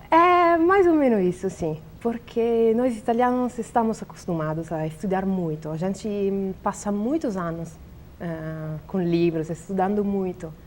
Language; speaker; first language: Portuguese; non-native, learner; Italian